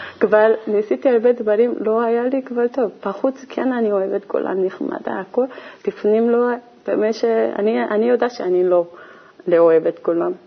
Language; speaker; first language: Hebrew; non-native, learner; Korean